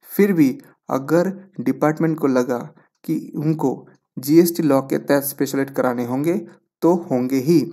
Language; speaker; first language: Hindi; non-native, local second language; Bangla